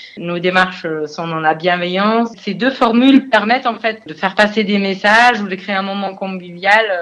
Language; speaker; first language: French; non-native, fluent; German